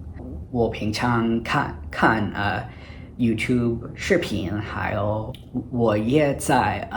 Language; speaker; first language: Chinese; non-native, fluent; English